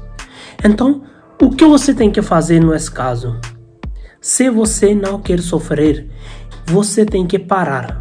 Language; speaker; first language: Portuguese; non-native, learner; Hindi